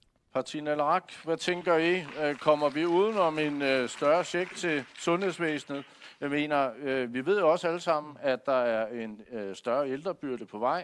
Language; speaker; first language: Danish; native; Danish